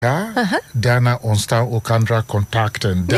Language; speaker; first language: Dutch; non-native, fluent; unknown